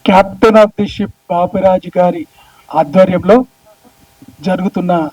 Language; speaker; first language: Telugu; native; Telugu